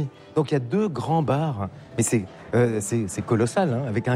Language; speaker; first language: French; native; French